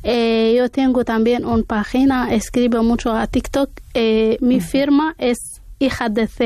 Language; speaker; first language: Spanish; non-native, learner; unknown